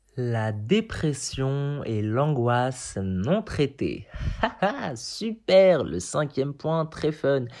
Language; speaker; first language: French; non-native, local second language; Arabic